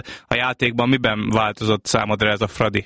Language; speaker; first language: Hungarian; native; Hungarian